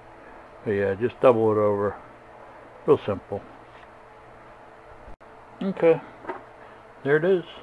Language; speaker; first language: English; native; English